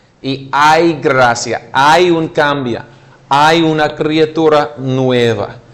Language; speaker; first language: Spanish; non-native, fluent; English